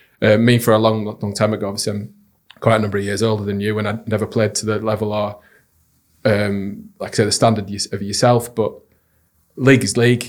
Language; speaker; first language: English; native; English